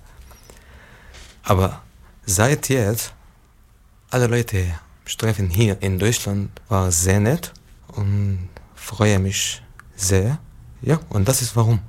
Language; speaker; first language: German; non-native, learner; Arabic